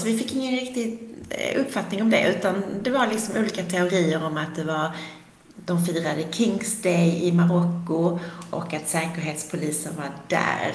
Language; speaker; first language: Swedish; native; Swedish